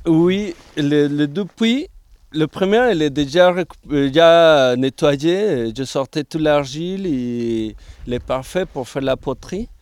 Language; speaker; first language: French; non-native, fluent; Spanish